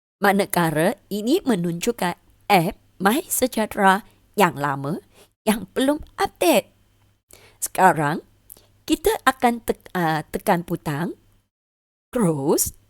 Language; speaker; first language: Malay; non-native, local second language; Chinese